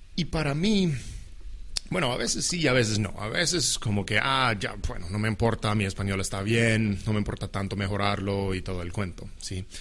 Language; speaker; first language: Spanish; non-native, fluent; English